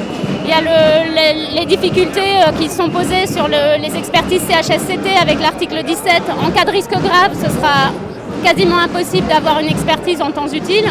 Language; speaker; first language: French; native; French